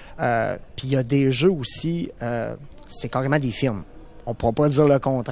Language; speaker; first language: French; native; French